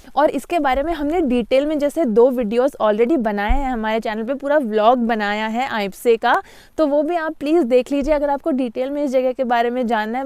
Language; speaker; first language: Hindi; native; Hindi